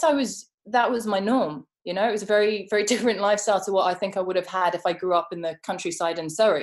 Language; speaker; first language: English; native; English